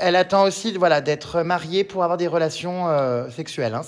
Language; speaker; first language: French; native; French